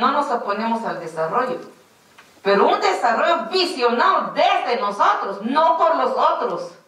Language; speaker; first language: Spanish; native; Spanish